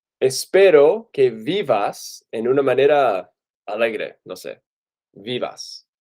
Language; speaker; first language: Spanish; non-native, fluent; English